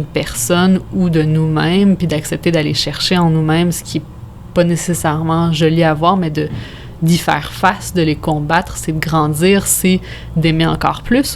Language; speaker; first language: French; native; French